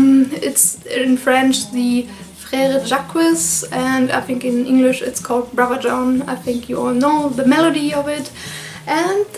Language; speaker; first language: English; non-native, fluent; German